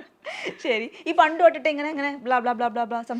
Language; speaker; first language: Malayalam; native; Malayalam